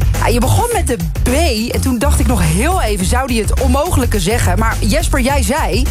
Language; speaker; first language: Dutch; native; Dutch